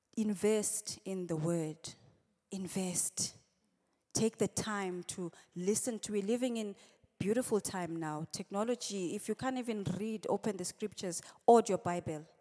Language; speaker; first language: English; non-native, local second language; Swati